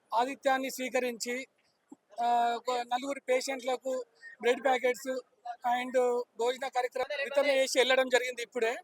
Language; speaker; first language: Telugu; native; Telugu